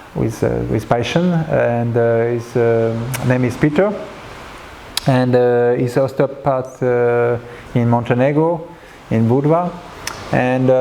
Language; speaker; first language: English; non-native, learner; French